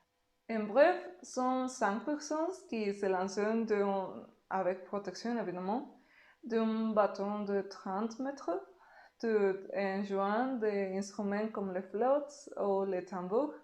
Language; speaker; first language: French; non-native, learner; Spanish